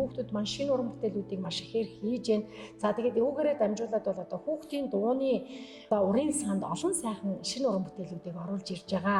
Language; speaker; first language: Mongolian; native; Mongolian